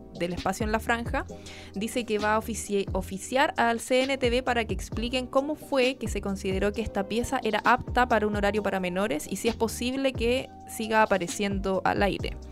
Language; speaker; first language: Spanish; native; Spanish